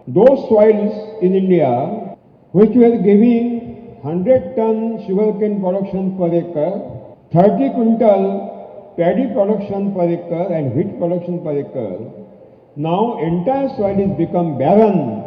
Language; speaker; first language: English; non-native, local second language; Marathi